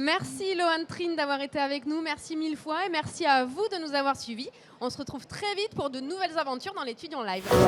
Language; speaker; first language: French; native; French